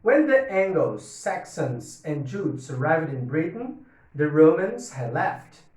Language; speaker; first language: English; non-native, fluent; Portuguese